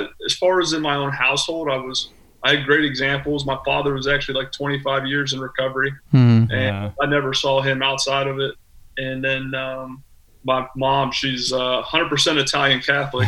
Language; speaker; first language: English; native; English